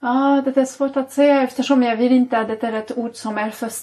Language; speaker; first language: Swedish; non-native, fluent; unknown